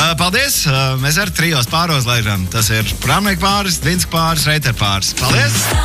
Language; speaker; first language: Latvian; native; Latvian